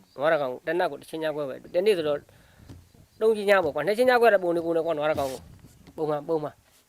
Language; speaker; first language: Burmese; native; Burmese